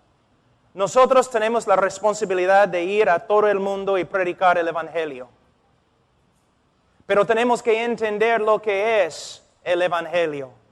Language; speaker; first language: Spanish; non-native, fluent; English